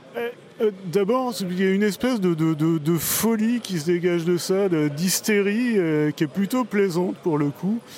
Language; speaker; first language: French; native; French